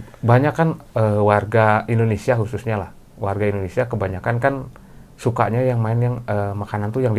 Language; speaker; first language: Indonesian; non-native, local second language; Sundanese